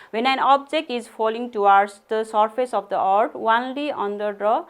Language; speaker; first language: English; non-native, local second language; Nepali